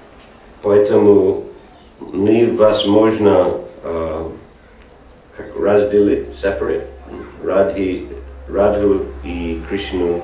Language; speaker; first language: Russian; non-native, learner; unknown